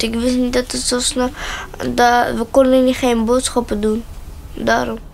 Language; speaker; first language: Dutch; early bilingual, other home language; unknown